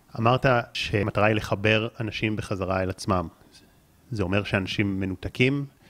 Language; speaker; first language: Hebrew; native; Hebrew